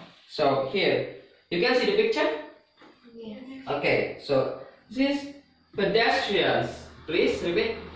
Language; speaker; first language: English; non-native, learner; Indonesian